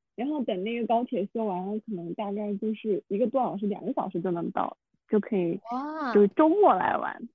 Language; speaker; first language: Chinese; non-native, local second language; Min Nan Chinese